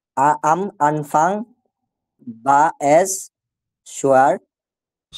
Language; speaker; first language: German; non-native, learner; Bangla